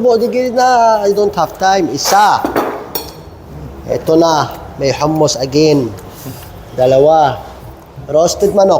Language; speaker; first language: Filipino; non-native, learner; Arabic